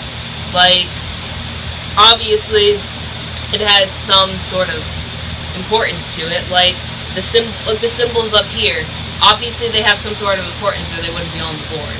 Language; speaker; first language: English; native; English